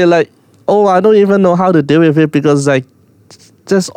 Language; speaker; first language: English; non-native, local second language; Cantonese